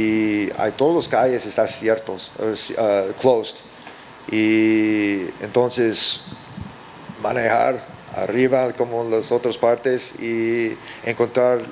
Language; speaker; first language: Spanish; early bilingual, heritage; English